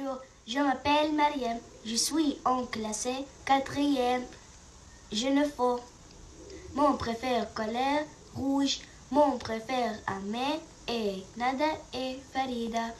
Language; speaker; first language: French; non-native, learner; Arabic